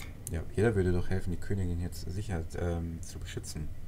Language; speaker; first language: German; native; German